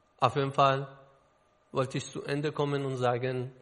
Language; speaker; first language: German; non-native, learner; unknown